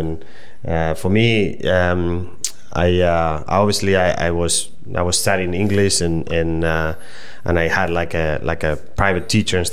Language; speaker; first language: English; non-native, fluent; Spanish